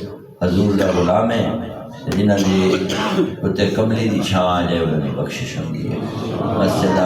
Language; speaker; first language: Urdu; non-native, local second language; Punjabi